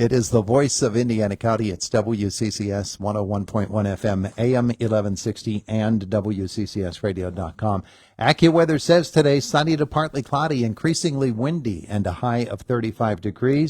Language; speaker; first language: English; native; English